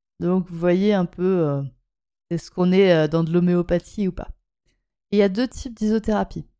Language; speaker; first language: French; native; French